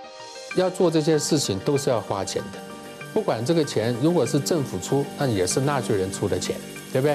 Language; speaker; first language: Chinese; native; Chinese